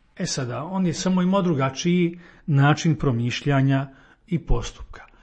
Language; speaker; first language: Croatian; native; Croatian